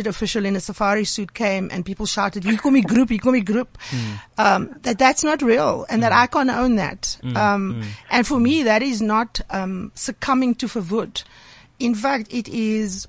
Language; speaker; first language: English; native; English